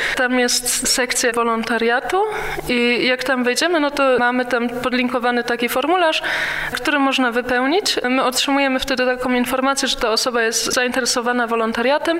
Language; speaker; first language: Polish; early bilingual, heritage; Polish